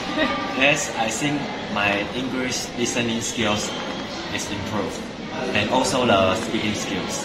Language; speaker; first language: English; non-native, learner; Chinese